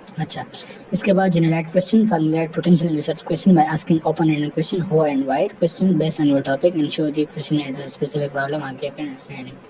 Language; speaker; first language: Urdu; non-native, local second language; Pashto